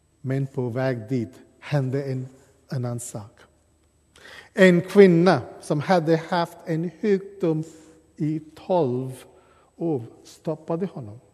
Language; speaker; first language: Swedish; non-native, fluent; English